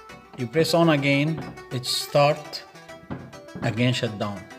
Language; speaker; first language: English; non-native, fluent; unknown